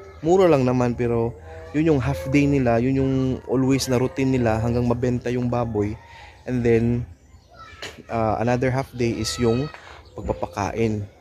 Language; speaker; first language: Filipino; non-native, local second language; Cebuano